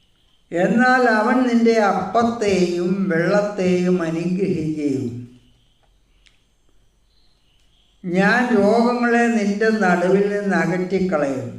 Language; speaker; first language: Malayalam; native; Malayalam